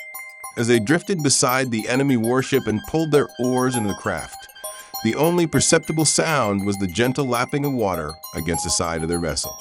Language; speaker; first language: English; native; English